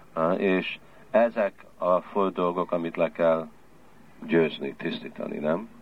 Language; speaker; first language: Hungarian; early bilingual, heritage; Hungarian